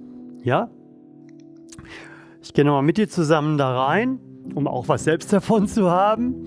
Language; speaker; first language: German; native; German